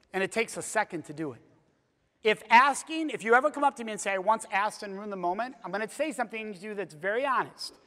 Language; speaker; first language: English; native; English